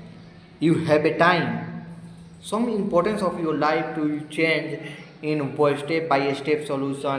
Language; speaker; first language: English; non-native, learner; Hindi